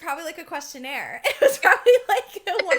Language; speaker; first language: English; native; English